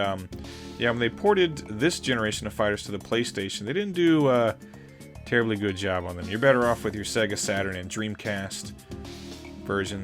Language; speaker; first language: English; native; English